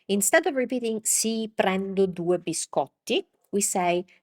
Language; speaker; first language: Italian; non-native, fluent; English